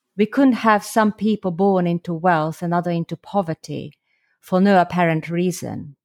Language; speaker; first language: English; non-native, fluent; Slovak